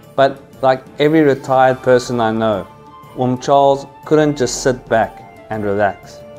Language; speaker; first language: English; native; English